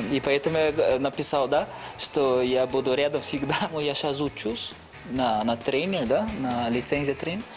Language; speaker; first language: Russian; non-native, fluent; Portuguese